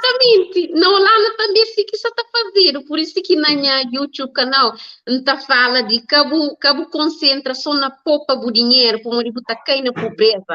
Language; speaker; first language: Portuguese; non-native, learner; Kabuverdianu